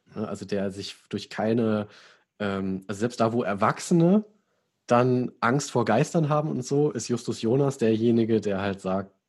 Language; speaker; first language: German; native; German